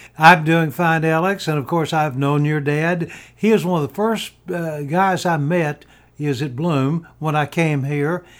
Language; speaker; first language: English; native; English